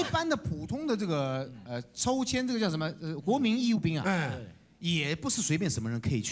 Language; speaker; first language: Chinese; native; Chinese